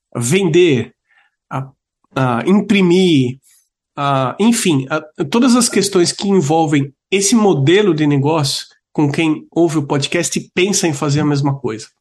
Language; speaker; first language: Portuguese; native; Portuguese